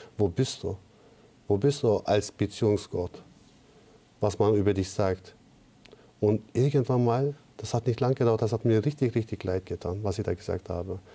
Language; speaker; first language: German; non-native, fluent; Turkish